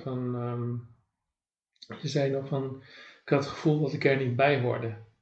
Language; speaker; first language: Dutch; native; Dutch